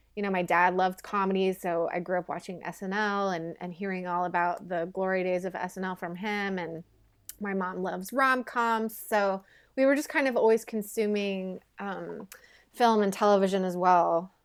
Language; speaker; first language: English; native; English